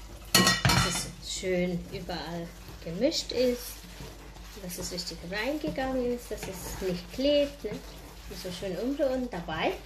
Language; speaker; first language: German; non-native, learner; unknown